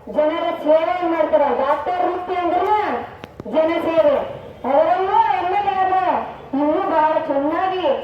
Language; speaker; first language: Kannada; native; Kannada